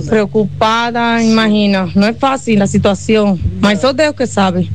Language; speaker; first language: Portuguese; non-native, learner; Spanish